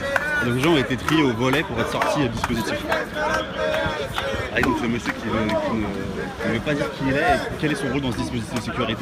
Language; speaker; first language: French; native; French